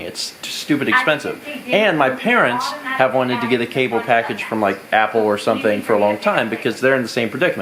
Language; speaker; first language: English; native; English